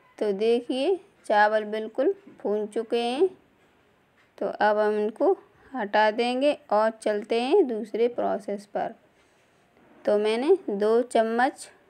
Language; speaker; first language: Hindi; native; Hindi